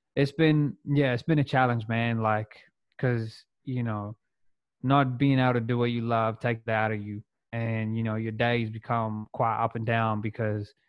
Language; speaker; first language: English; non-native, local second language; Punjabi